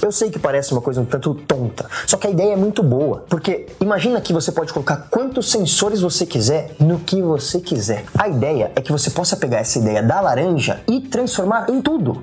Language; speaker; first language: Portuguese; native; Portuguese